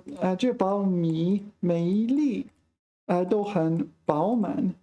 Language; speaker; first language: Chinese; non-native, fluent; English